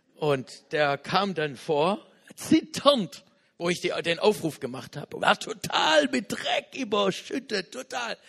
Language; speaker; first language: German; non-native, fluent; English